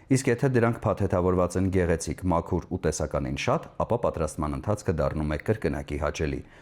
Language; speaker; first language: Armenian; native; Armenian